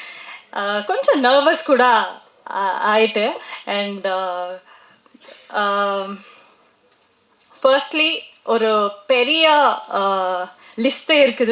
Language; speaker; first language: Tamil; non-native, local second language; Kannada